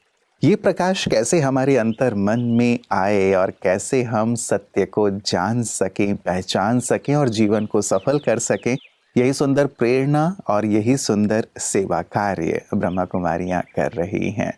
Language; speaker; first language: Hindi; native; Hindi